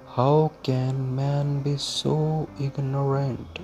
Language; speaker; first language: English; non-native, local second language; Punjabi